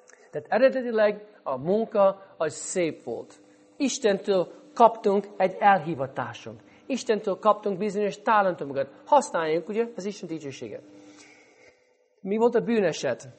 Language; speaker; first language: Hungarian; non-native, fluent; English